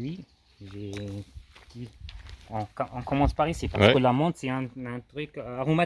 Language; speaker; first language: French; non-native, local second language; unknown